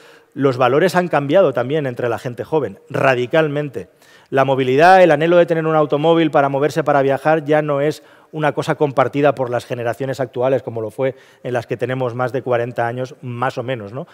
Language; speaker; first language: Spanish; native; Spanish